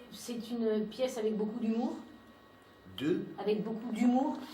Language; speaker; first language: French; native; French